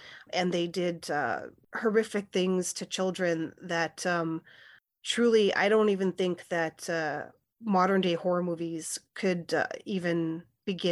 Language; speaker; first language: English; native; English